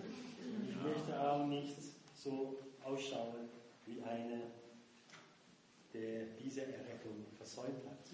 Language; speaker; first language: German; non-native, fluent; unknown